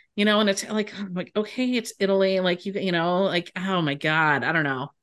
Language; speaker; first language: English; native; English